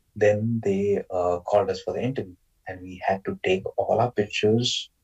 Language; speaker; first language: English; non-native, local second language; Marathi